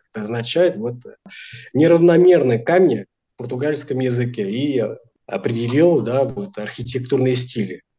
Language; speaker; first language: Russian; non-native, fluent; Portuguese